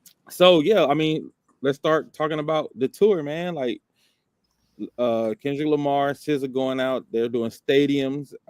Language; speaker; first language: English; native; English